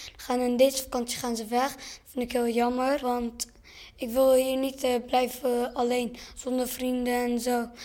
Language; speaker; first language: Dutch; early bilingual, other home language; Persian